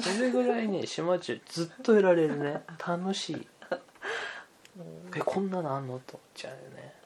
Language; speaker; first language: Japanese; native; Japanese